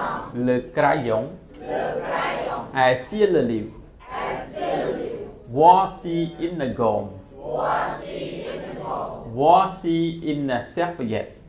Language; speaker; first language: French; non-native, fluent; Khmer